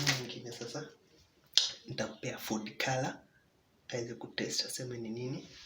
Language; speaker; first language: Swahili; native; Swahili